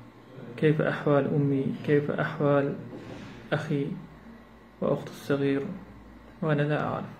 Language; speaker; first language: Arabic; non-native, learner; Uyghur